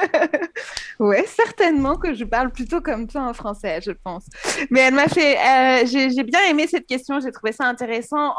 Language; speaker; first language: French; native; French